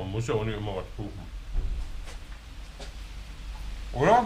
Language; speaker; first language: German; native; German